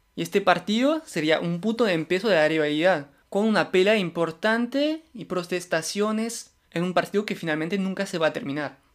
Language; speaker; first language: Spanish; non-native, fluent; French